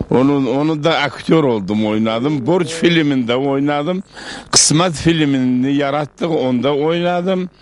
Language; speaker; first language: Turkish; early bilingual, heritage; Turkish